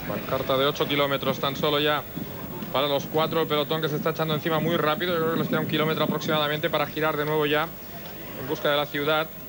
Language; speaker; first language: Spanish; native; Spanish